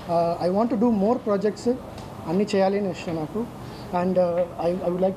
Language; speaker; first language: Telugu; non-native, local second language; Tamil